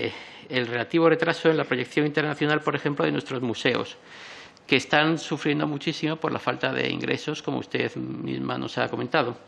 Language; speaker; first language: Spanish; native; Spanish